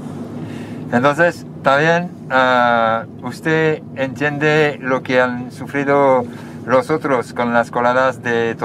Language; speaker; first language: Spanish; non-native, fluent; French